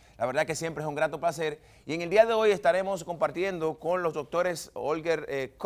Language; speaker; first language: Spanish; native; Spanish